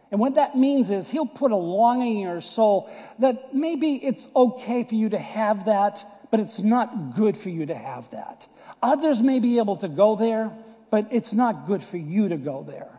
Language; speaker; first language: English; native; English